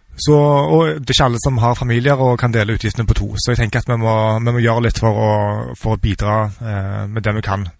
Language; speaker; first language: Norwegian; native; Norwegian